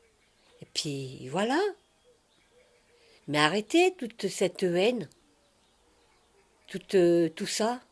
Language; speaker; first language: French; native; French